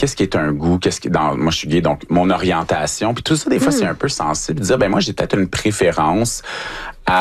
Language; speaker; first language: French; native; French